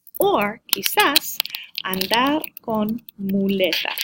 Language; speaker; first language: Spanish; non-native, learner; English